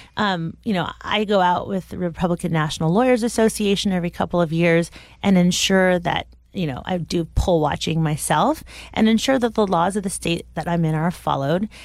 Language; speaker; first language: English; native; English